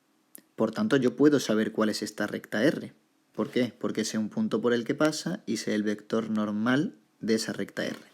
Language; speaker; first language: Spanish; native; Spanish